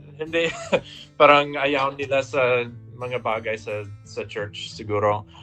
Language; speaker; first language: Filipino; non-native, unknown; English